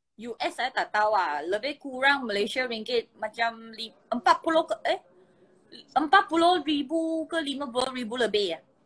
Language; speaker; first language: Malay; non-native, local second language; Chinese